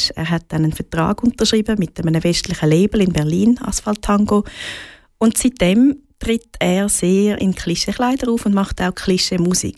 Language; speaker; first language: German; native; German